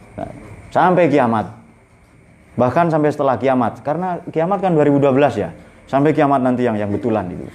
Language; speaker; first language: Indonesian; non-native, local second language; Madurese